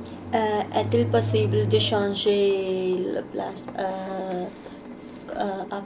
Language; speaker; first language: French; non-native, learner; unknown